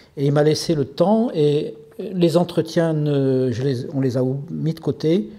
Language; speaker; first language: French; native; French